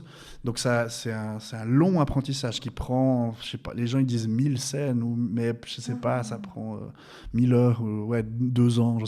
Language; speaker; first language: French; native; French